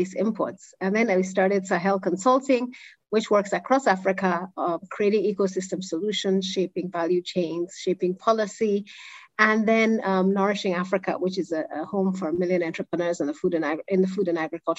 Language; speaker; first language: English; non-native, local second language; Igbo